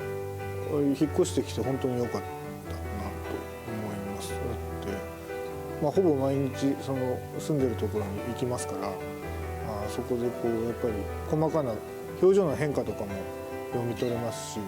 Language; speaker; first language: Japanese; native; Japanese